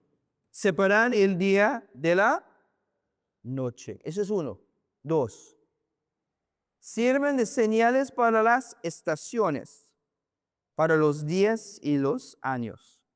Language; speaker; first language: Spanish; non-native, learner; English